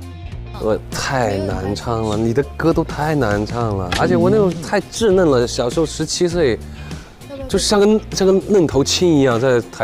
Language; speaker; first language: Chinese; native; Chinese